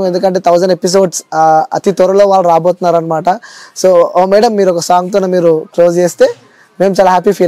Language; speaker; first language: Telugu; native; Telugu